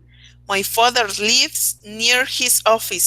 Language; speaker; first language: English; non-native, learner; Spanish